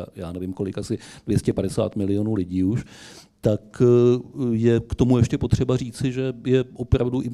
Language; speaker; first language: Czech; native; Czech